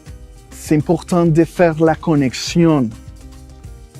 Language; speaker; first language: French; non-native, fluent; Spanish